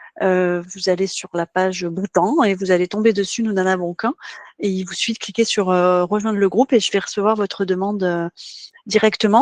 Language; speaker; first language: French; native; French